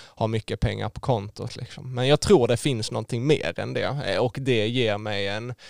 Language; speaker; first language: Swedish; native; Swedish